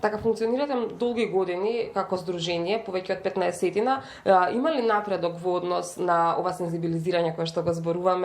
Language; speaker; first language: Macedonian; native; Macedonian